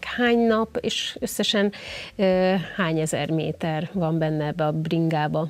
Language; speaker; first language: Hungarian; native; Hungarian